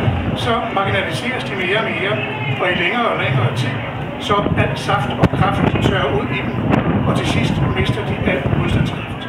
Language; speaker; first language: Danish; native; Danish